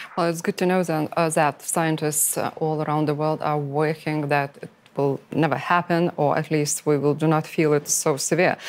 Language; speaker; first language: English; non-native, fluent; Lithuanian